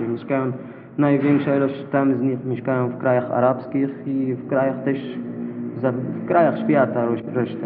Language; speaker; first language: Polish; non-native, learner; Arabic